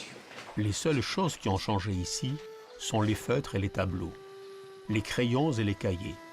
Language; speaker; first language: French; native; French